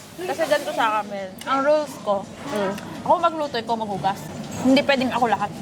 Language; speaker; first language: Filipino; native; Filipino